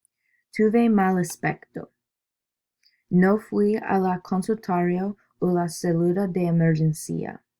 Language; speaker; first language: Spanish; non-native, learner; English